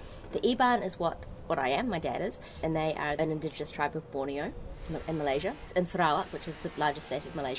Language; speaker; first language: English; native; English